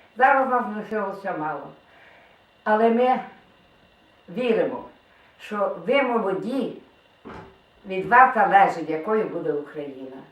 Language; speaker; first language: Ukrainian; native; Ukrainian